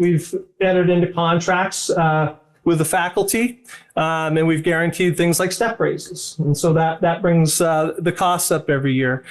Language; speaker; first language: English; native; English